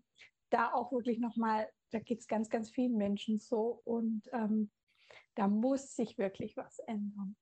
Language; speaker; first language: German; native; German